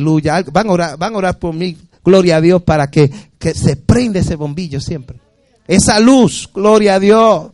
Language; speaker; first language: Spanish; native; Spanish